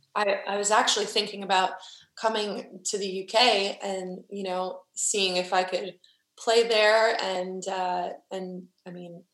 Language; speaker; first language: English; native; English